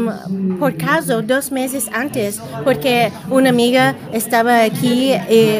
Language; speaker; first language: Spanish; non-native, learner; English